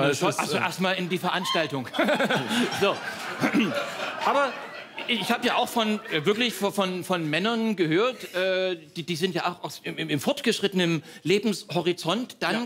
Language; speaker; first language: German; native; German